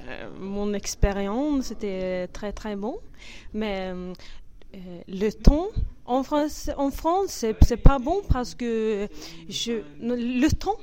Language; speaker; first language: French; non-native, learner; Swedish